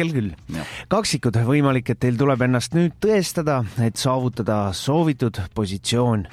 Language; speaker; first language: Estonian; native; Estonian